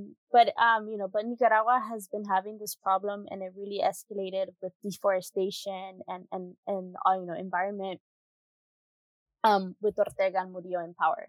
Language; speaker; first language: English; early bilingual, other home language; Spanish